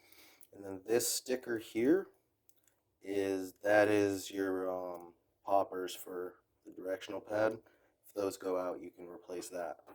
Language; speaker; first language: English; native; English